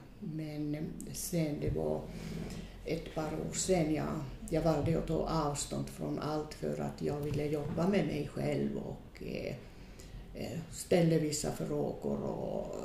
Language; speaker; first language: Swedish; non-native, fluent; Finnish